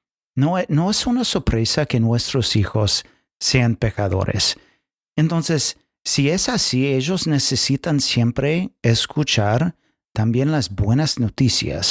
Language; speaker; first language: Spanish; non-native, fluent; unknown